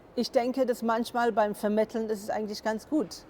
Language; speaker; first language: German; non-native, fluent; English